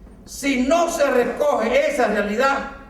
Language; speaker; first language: Spanish; native; Spanish